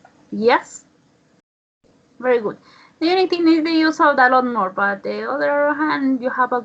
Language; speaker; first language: English; non-native, learner; Spanish